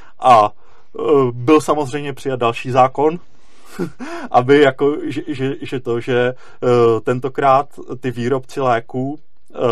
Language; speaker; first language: Czech; native; Czech